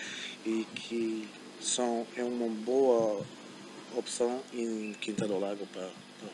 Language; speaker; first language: Portuguese; non-native, fluent; German